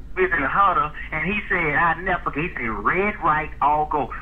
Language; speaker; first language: English; native; English